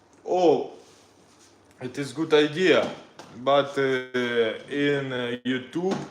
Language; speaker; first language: English; non-native, learner; Russian